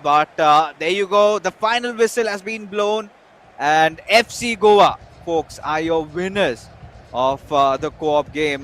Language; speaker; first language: English; non-native, local second language; Hindi